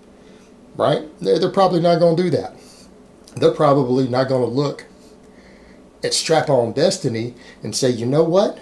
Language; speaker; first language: English; native; English